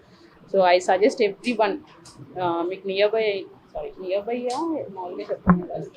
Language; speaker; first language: Telugu; native; Telugu